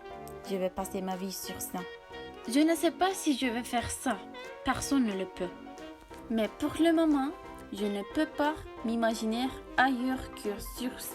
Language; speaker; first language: French; non-native, learner; Turkish